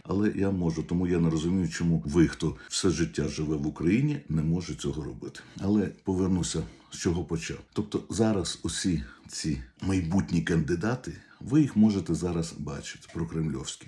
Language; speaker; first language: Ukrainian; non-native, local second language; Russian